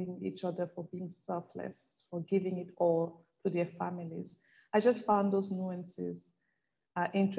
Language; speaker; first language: English; non-native, local second language; French